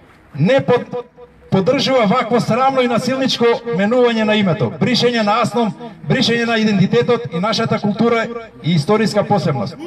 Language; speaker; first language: Macedonian; native; Macedonian